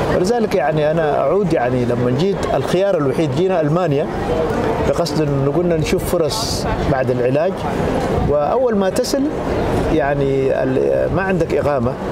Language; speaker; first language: Arabic; non-native, local second language; Tigrinya